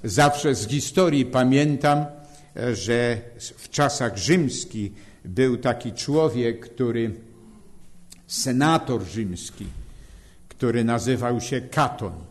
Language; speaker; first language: Polish; native; Polish